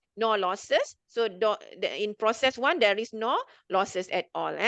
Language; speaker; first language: English; non-native, local second language; Malay